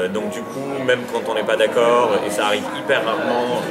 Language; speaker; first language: French; early bilingual, other home language; Arabic